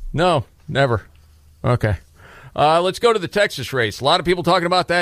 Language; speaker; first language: English; native; English